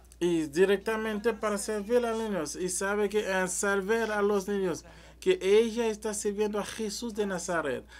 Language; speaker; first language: Spanish; non-native, learner; French